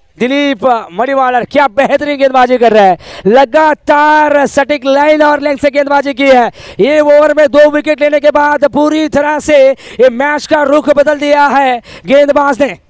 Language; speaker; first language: Hindi; native; Hindi